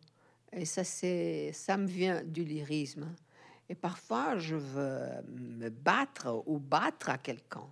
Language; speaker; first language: French; non-native, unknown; Portuguese